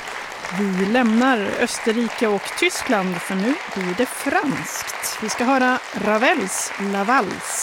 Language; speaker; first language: Swedish; native; Swedish